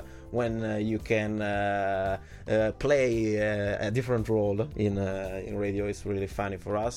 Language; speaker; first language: English; non-native, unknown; Italian